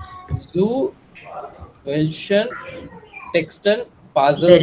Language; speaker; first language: German; non-native, learner; Tamil